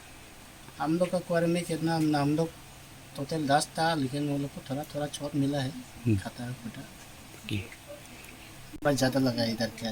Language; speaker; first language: Hindi; non-native, local second language; Garo